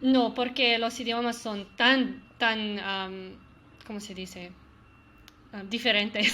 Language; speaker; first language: Spanish; non-native, learner; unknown